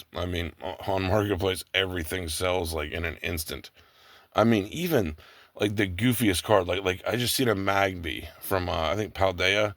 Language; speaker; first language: English; native; English